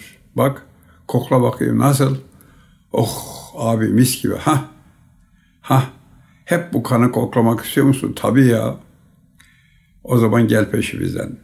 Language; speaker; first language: Turkish; native; Turkish